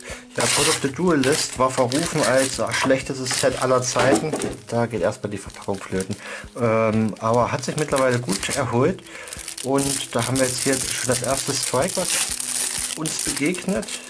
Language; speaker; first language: German; native; German